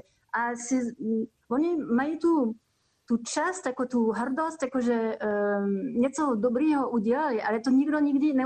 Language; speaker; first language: Czech; non-native, fluent; French